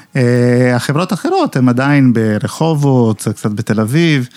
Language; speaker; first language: Hebrew; non-native, fluent; Italian